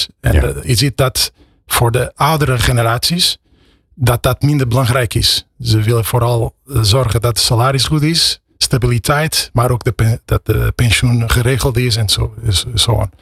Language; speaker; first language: Dutch; non-native, fluent; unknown